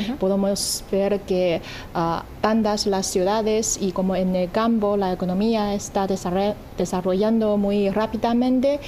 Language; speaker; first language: Spanish; non-native, fluent; Chinese